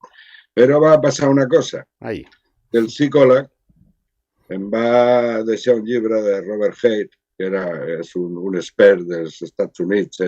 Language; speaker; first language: Catalan; non-native, local second language; Spanish